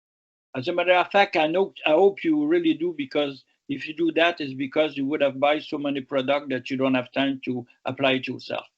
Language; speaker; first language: English; non-native, local second language; French